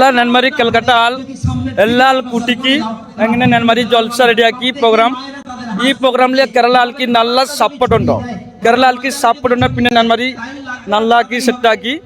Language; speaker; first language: Malayalam; non-native, learner; Bangla